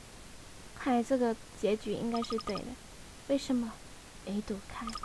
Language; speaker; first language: Chinese; native; Chinese